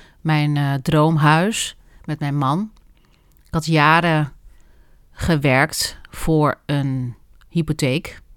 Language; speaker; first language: Dutch; native; Dutch